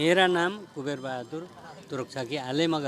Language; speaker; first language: Hindi; non-native, learner; Nepali